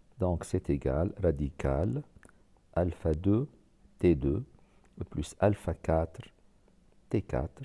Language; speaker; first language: French; non-native, local second language; Arabic